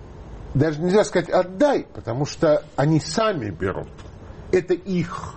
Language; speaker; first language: Russian; native; Russian